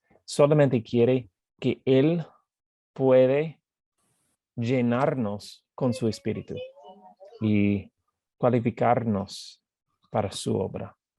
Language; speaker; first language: Spanish; non-native, fluent; English